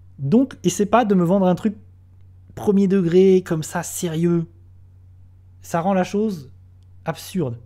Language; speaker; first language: French; native; French